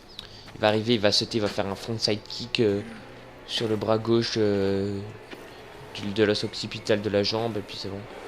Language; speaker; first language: French; native; French